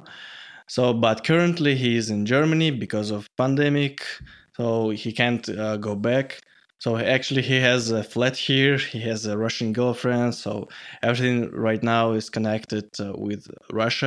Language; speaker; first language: English; non-native, fluent; Russian